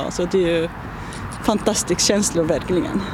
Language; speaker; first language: Swedish; non-native, learner; Arabic